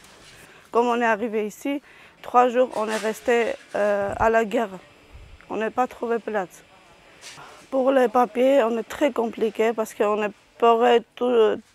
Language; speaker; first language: French; non-native, learner; Armenian